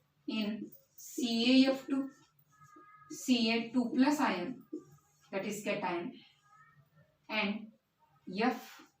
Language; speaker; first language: English; non-native, local second language; Marathi